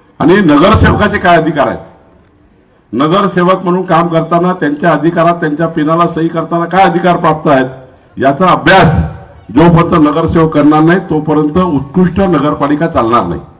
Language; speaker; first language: Marathi; native; Marathi